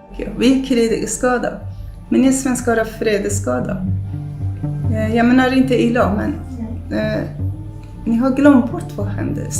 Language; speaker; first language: Swedish; non-native, fluent; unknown